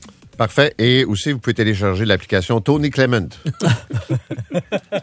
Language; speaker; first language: French; native; French